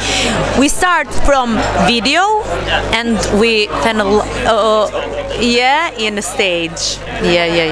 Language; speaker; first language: English; non-native, learner; Albanian